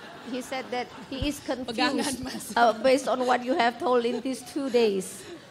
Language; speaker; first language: English; non-native, fluent; Indonesian